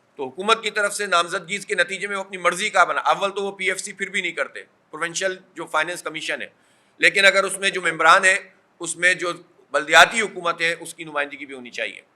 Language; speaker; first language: Urdu; native; Urdu